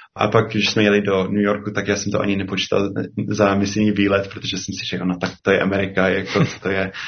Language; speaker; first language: Czech; non-native, fluent; English